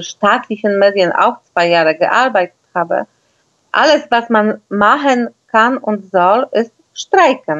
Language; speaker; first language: German; non-native, fluent; Polish